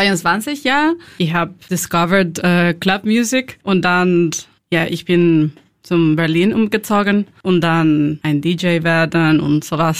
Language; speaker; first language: German; non-native, learner; Spanish